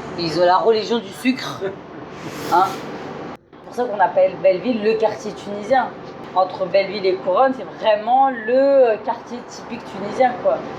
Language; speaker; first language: French; native; French